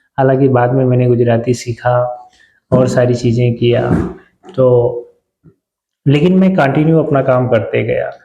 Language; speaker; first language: Hindi; native; Hindi